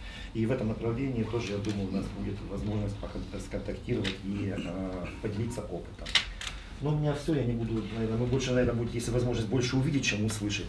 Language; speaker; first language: Russian; native; Russian